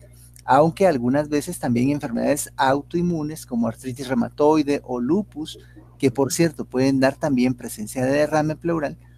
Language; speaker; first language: Spanish; native; Spanish